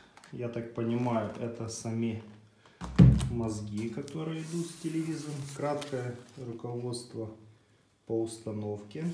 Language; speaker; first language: Russian; native; Russian